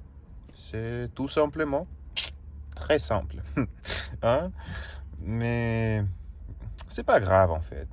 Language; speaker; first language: French; non-native, learner; Russian